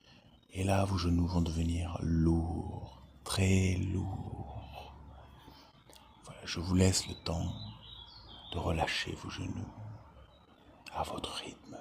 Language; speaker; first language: French; native; French